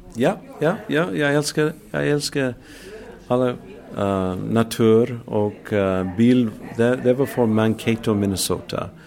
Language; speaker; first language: Swedish; non-native, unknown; English